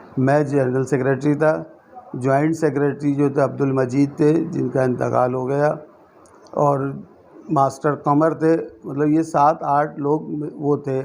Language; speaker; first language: Urdu; non-native, local second language; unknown